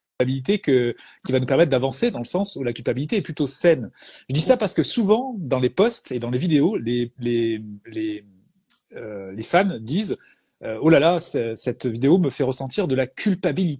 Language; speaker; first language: French; native; French